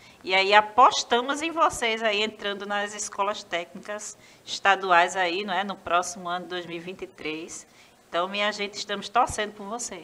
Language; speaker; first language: Portuguese; native; Portuguese